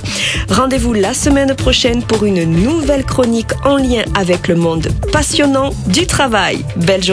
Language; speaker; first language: French; native; French